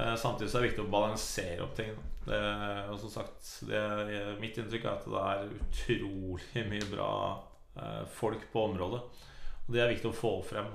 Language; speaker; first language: Norwegian; native; Norwegian